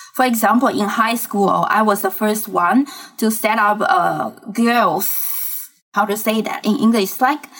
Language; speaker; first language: English; non-native, fluent; Chinese